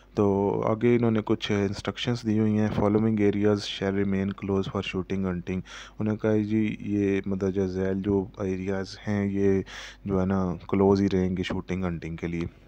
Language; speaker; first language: Urdu; native; Urdu